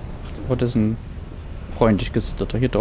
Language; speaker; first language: German; native; German